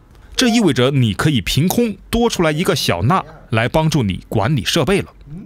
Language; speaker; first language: Chinese; native; Chinese